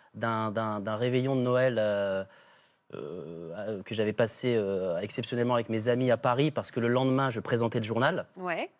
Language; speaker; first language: French; native; French